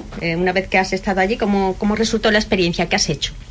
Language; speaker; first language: Spanish; native; Spanish